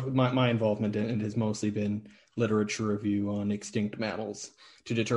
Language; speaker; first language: English; native; English